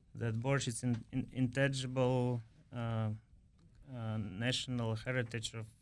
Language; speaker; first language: English; non-native, learner; Ukrainian